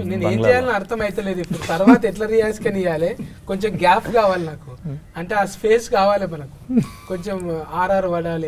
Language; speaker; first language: Telugu; native; Telugu